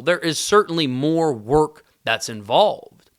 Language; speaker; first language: English; native; English